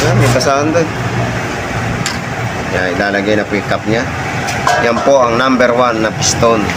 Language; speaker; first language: Filipino; native; Filipino